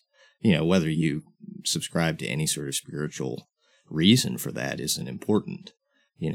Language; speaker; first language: English; native; English